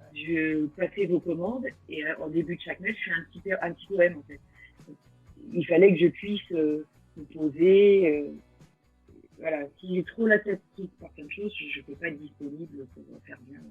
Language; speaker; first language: French; native; French